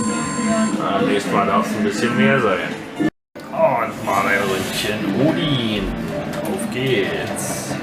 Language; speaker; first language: German; native; German